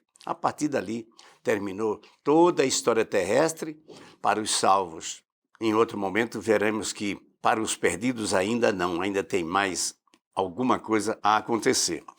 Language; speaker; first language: Portuguese; native; Portuguese